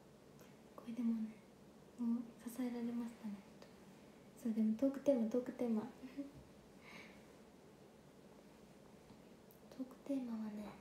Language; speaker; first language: Japanese; native; Japanese